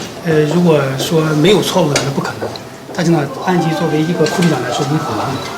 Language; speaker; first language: Chinese; native; Chinese